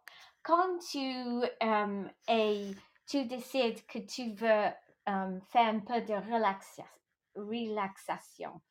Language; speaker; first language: French; non-native, local second language; English